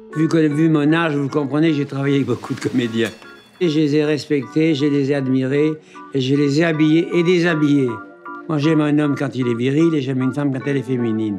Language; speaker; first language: French; early bilingual, other home language; Italian